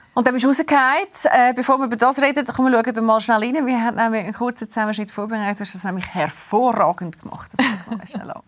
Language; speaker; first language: German; native; German